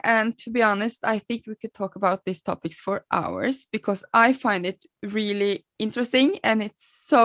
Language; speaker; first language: English; non-native, fluent; Norwegian